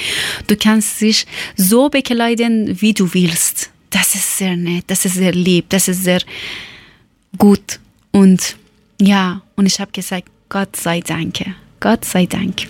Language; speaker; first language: German; non-native, learner; Persian